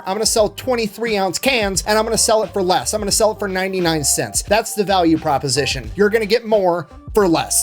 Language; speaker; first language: English; native; English